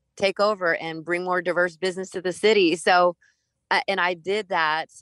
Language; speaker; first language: English; early bilingual, other home language; Spanish